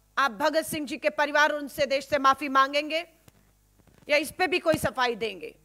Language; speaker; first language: Hindi; native; Hindi